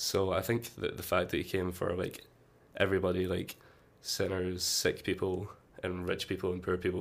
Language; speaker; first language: English; native; English